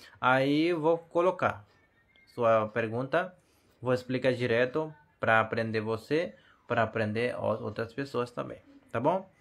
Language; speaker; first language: Portuguese; non-native, learner; Hindi